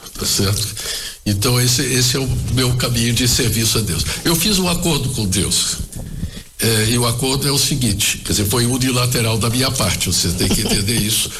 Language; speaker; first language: Portuguese; early bilingual, other home language; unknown